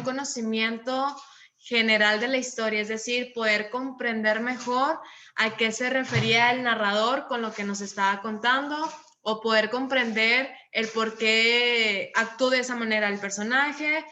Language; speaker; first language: Spanish; native; Spanish